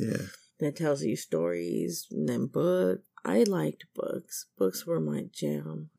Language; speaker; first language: English; native; English